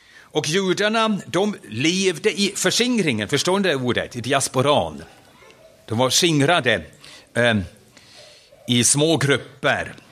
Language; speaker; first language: Swedish; non-native, fluent; German